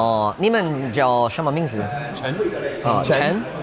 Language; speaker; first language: Chinese; non-native, learner; English